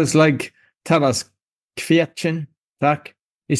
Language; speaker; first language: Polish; non-native, learner; English